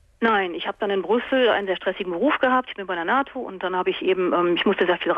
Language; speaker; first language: German; native; German